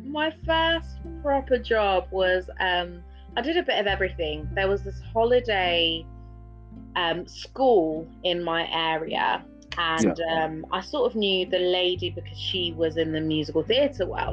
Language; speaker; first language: English; native; English